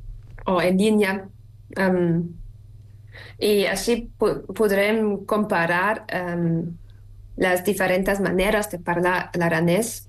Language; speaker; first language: Catalan; non-native, fluent; German